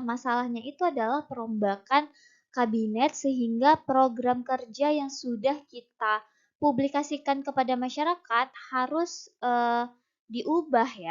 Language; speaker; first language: Indonesian; native; Indonesian